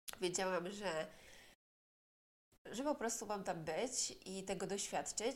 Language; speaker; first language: Polish; native; Polish